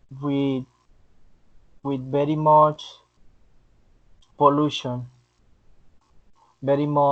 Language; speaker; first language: English; non-native, learner; Spanish